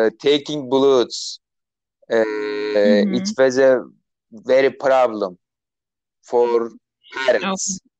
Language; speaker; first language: English; non-native, learner; Turkish